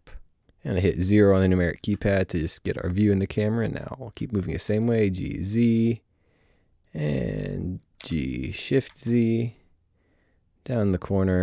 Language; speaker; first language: English; native; English